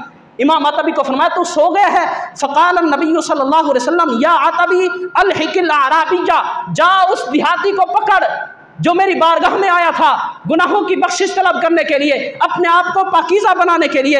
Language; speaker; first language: Urdu; native; Urdu